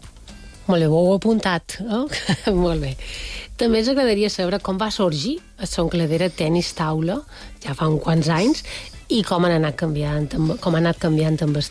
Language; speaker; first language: Catalan; native; Catalan